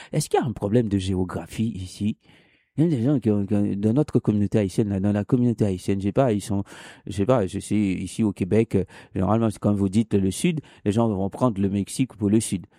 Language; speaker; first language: French; non-native, local second language; Haitian Creole